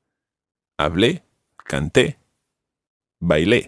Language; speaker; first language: Spanish; non-native, fluent; English